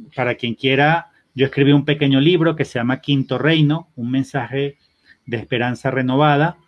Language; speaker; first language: Spanish; native; Spanish